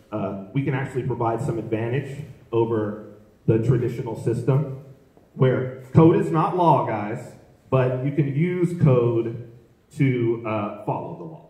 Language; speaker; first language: English; native; English